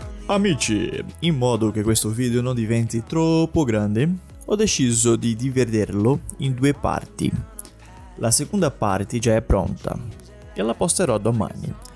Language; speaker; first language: Italian; non-native, learner; Portuguese